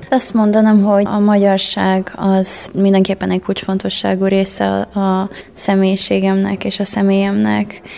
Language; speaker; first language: Hungarian; early bilingual, heritage; Hungarian